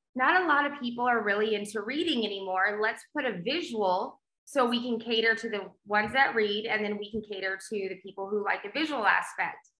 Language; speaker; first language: English; native; English